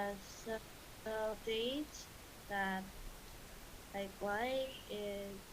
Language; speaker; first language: English; non-native, learner; Vietnamese